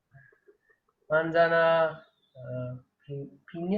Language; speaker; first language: Spanish; non-native, learner; Malayalam